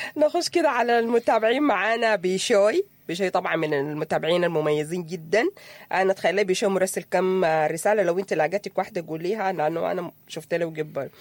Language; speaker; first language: Arabic; native; Arabic